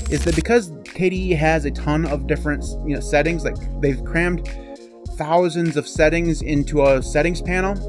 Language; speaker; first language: English; native; English